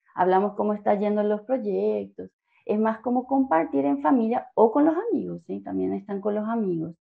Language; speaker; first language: Spanish; native; Spanish